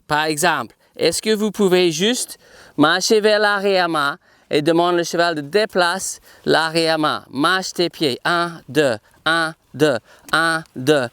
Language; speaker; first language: French; non-native, fluent; English